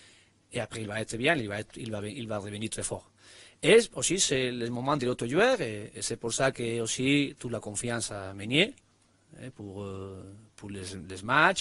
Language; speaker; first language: French; non-native, learner; Spanish